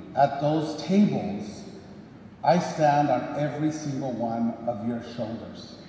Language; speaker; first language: English; early bilingual, other home language; Spanish